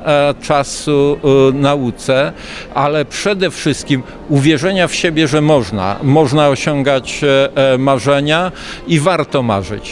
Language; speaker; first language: Polish; native; Polish